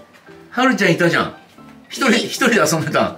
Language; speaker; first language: Japanese; native; Japanese